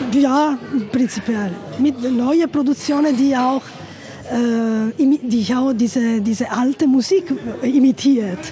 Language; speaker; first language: German; non-native, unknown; Italian